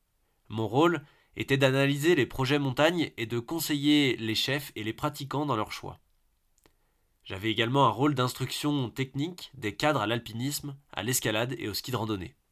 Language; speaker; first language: French; native; French